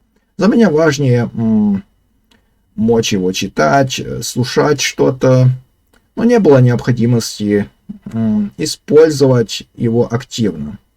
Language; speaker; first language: Russian; non-native, learner; Slovak